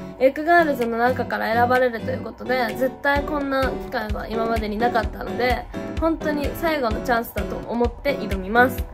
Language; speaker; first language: Japanese; native; Japanese